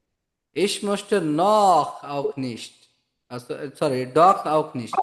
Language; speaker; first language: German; non-native, fluent; Bangla